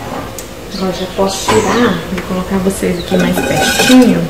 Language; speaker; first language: Portuguese; native; Portuguese